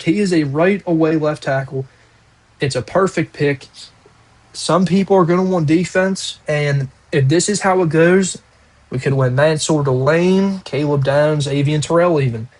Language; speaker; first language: English; native; English